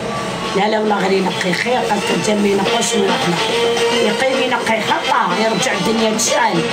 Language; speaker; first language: Arabic; native; Arabic